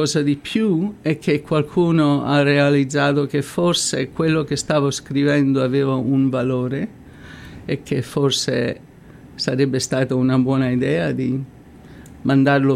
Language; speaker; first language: Italian; native; Italian